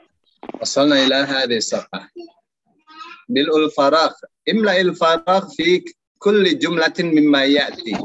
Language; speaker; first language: Arabic; non-native, fluent; Indonesian